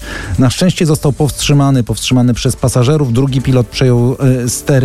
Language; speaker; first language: Polish; native; Polish